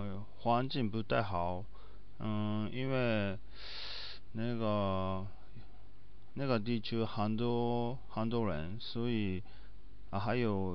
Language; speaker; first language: Chinese; non-native, learner; Japanese